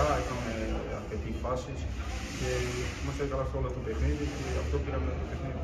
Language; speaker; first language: Greek; non-native, learner; Portuguese